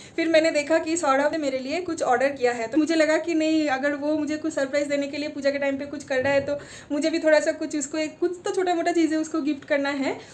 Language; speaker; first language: Hindi; non-native, local second language; Bangla